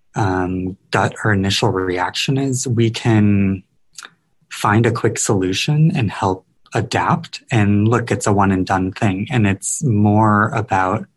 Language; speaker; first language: English; native; English